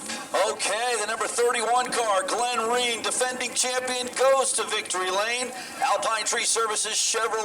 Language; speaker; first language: English; native; English